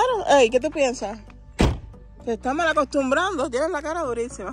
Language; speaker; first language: Spanish; native; Spanish